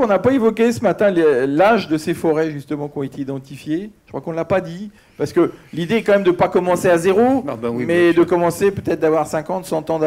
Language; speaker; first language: French; native; French